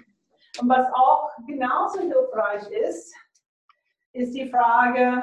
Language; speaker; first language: German; non-native, fluent; English